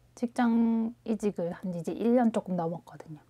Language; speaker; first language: Korean; native; Korean